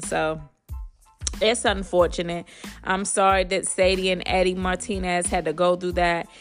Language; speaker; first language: English; native; English